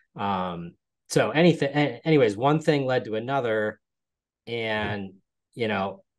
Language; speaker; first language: English; native; English